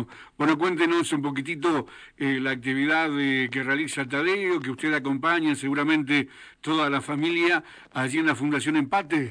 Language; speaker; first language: Spanish; native; Spanish